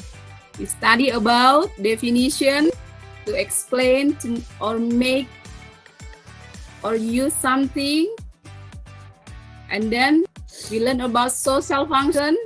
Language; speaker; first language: English; non-native, learner; Indonesian